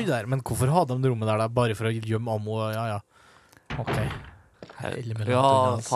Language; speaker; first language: Norwegian; native; Norwegian